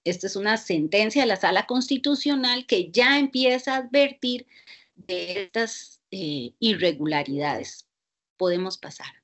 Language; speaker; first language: Spanish; native; Spanish